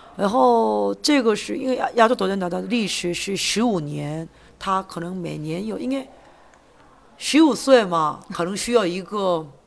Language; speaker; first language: Chinese; non-native, fluent; Korean